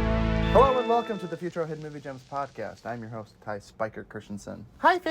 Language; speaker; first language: English; native; English